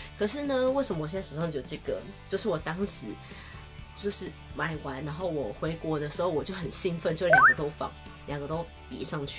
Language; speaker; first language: Chinese; native; Chinese